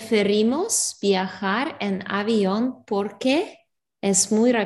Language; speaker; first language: Spanish; non-native, learner; English